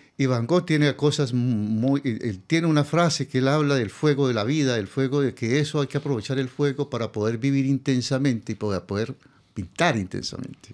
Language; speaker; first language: Spanish; native; Spanish